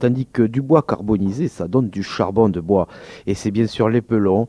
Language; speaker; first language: French; native; French